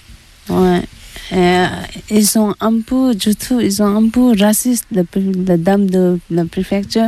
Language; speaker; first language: French; non-native, learner; Tibetan